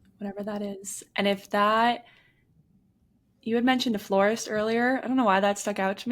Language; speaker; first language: English; native; English